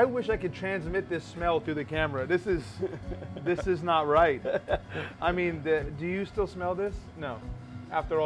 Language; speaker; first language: English; native; English